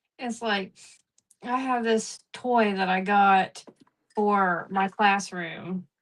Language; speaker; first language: English; native; English